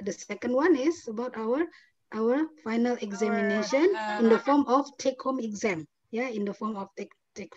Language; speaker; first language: English; non-native, fluent; Indonesian